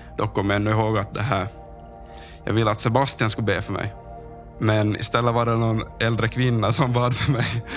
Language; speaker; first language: Swedish; native; Swedish